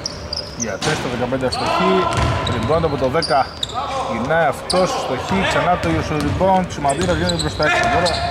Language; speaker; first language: Greek; native; Greek